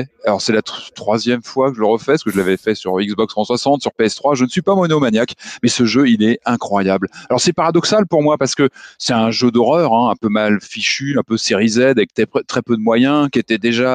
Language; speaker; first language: French; native; French